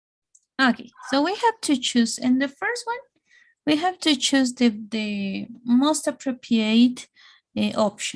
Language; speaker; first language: English; non-native, fluent; Spanish